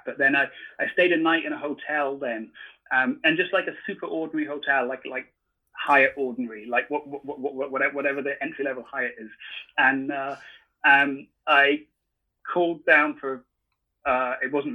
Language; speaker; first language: English; native; English